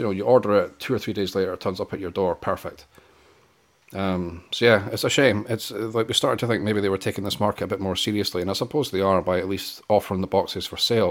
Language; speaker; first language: English; native; English